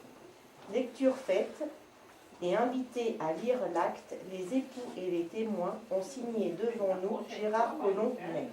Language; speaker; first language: French; native; French